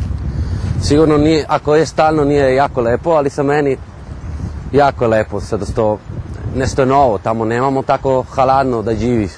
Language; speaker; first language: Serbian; non-native, learner; Spanish